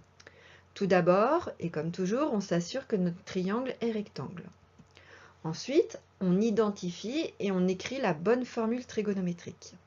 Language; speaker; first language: French; native; French